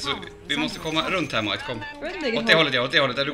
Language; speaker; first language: Swedish; native; Swedish